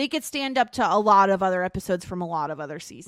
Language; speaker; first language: English; native; English